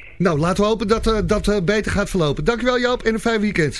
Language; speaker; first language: Dutch; native; Dutch